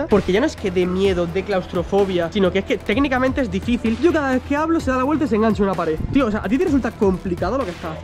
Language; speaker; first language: Spanish; native; Spanish